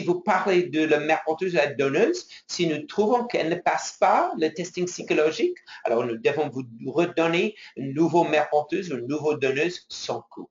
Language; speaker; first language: French; non-native, fluent; English